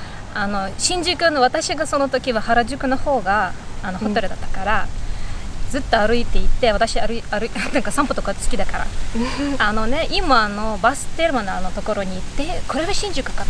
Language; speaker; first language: Japanese; non-native, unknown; Bashkir